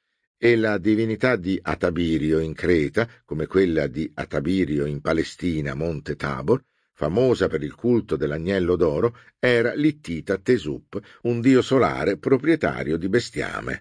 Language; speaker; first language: Italian; native; Italian